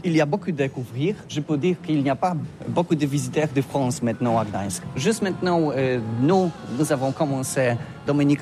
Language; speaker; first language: French; non-native, learner; Polish